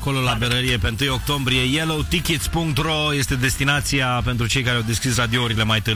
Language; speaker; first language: Romanian; native; Romanian